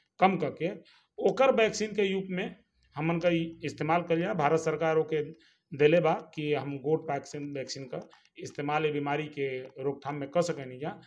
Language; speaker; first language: Hindi; native; Hindi